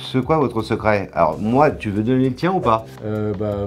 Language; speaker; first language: French; native; French